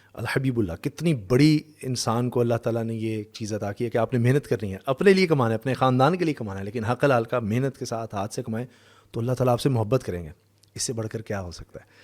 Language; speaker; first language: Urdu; native; Urdu